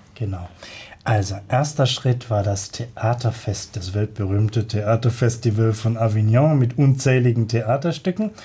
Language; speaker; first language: German; native; German